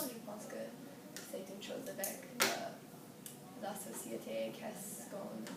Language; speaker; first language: French; non-native, learner; English